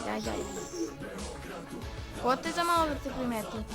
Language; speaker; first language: Croatian; native; Croatian